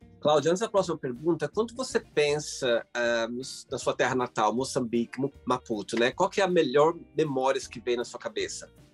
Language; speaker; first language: Portuguese; native; Portuguese